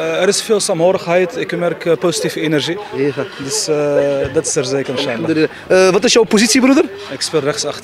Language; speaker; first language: Dutch; native; Dutch